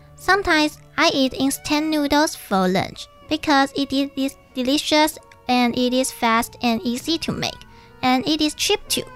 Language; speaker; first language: English; non-native, learner; Chinese